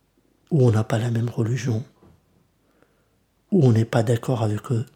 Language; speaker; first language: French; early bilingual, other home language; Kurdish